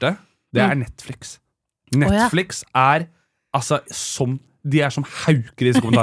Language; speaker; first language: Norwegian; native; Norwegian